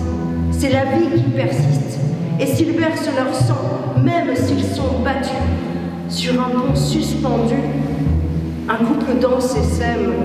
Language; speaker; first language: French; native; French